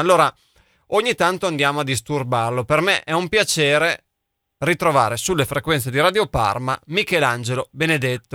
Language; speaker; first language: Italian; native; Italian